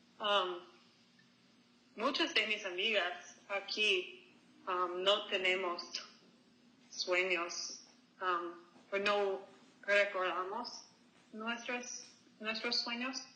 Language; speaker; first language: Spanish; non-native, learner; English